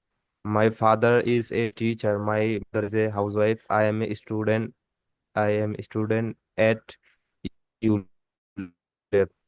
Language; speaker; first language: English; non-native, learner; Bangla